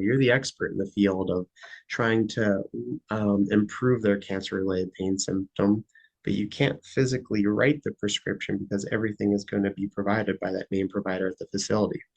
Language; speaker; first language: English; native; English